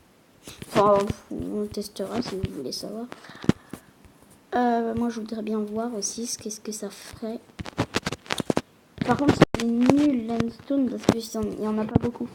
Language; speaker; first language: French; native; French